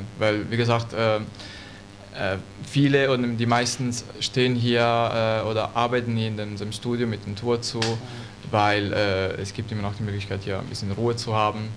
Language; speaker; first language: German; non-native, learner; Italian